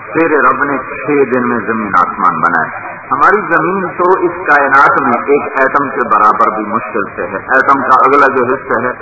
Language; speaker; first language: Urdu; non-native, local second language; Punjabi